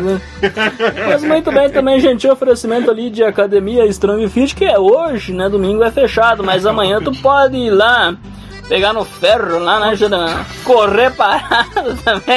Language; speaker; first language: Portuguese; native; Portuguese